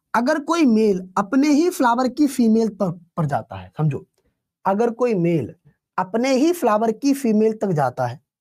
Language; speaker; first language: Hindi; native; Hindi